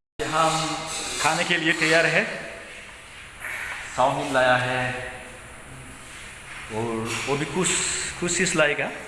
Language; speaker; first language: Hindi; non-native, local second language; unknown